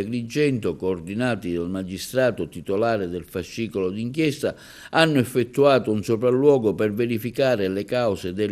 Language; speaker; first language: Italian; native; Italian